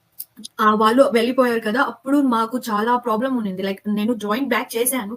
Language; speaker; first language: Telugu; non-native, local second language; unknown